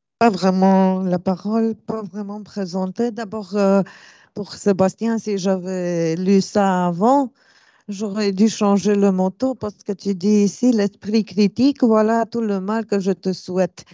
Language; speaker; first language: French; non-native, fluent; Romanian